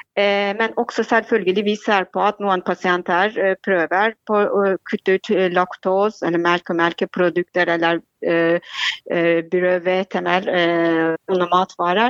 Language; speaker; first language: Norwegian; non-native, fluent; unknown